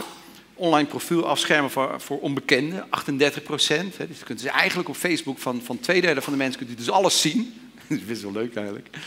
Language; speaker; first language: Dutch; native; Dutch